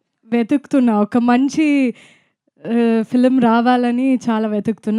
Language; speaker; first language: Telugu; non-native, fluent; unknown